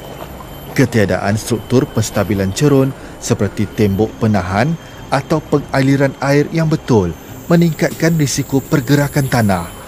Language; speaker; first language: Malay; native; Malay